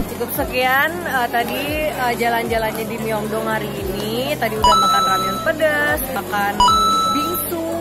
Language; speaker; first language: Indonesian; native; Indonesian